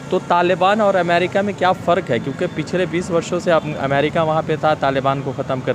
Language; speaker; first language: Hindi; native; Hindi